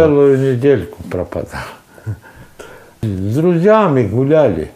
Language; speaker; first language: Russian; non-native, local second language; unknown